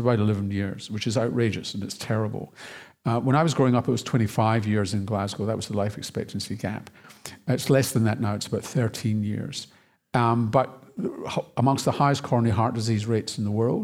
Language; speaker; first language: English; native; English